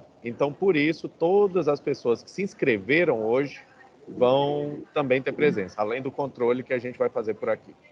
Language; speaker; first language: Portuguese; native; Portuguese